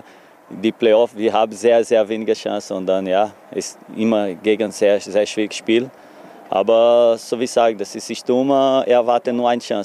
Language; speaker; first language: German; non-native, learner; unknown